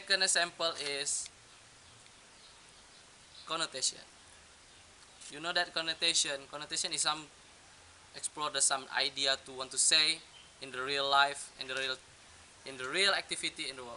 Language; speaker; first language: English; non-native, learner; Indonesian